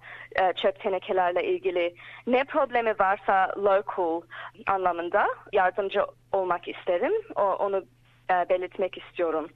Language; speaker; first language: Turkish; early bilingual, heritage; English